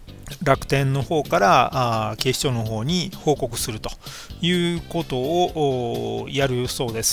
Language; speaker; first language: Japanese; native; Japanese